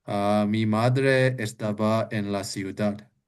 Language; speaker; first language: Spanish; non-native, learner; English